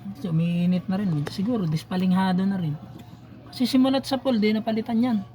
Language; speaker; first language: Filipino; native; Filipino